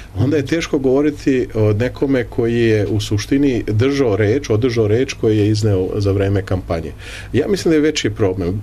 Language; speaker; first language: Serbian; early bilingual, heritage; Serbian